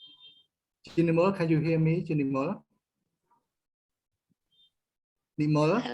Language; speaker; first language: English; non-native, learner; Khmer